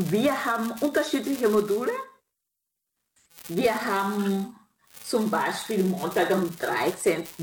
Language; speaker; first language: German; non-native, fluent; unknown